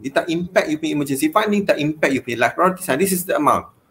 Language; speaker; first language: English; non-native, local second language; Malay